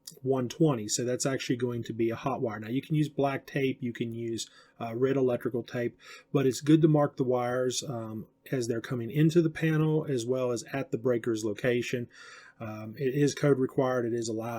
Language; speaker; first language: English; native; English